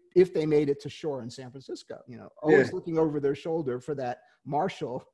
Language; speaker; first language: English; native; English